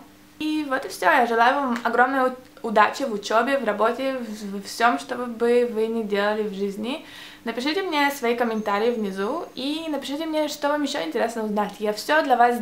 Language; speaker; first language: Russian; early bilingual, heritage; Russian